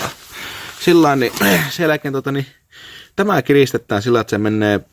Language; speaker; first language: Finnish; native; Finnish